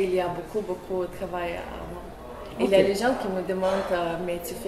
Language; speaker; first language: French; non-native, learner; Russian